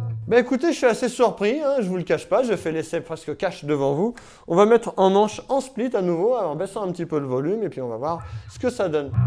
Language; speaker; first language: French; native; French